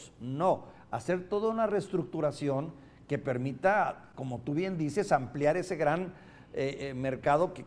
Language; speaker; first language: Spanish; native; Spanish